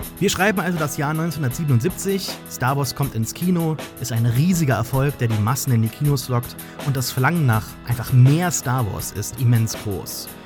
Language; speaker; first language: German; native; German